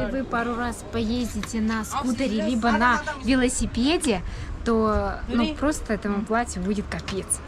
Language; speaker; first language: Russian; native; Russian